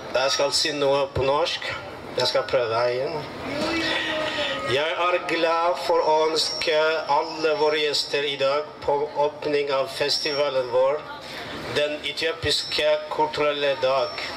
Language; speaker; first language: Norwegian; non-native, learner; Amharic